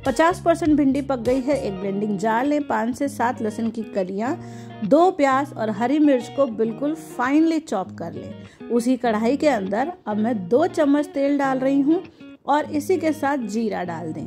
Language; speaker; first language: Hindi; native; Hindi